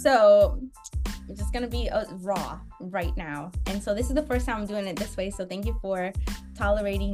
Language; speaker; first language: English; native; English